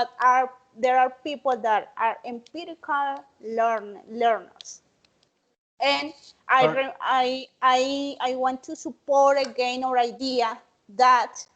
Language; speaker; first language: English; non-native, learner; Spanish